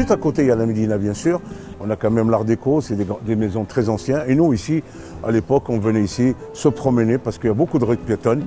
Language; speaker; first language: French; non-native, local second language; Arabic